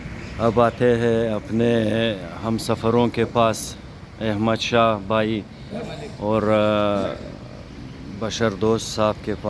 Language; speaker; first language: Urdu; non-native, local second language; Hazaragi